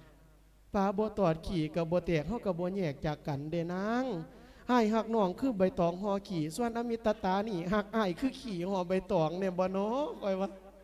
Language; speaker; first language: Thai; native; Thai